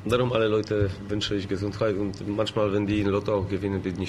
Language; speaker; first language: German; non-native, learner; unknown